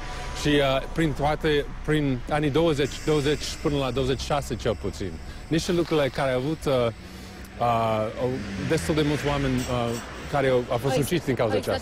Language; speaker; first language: Romanian; non-native, learner; English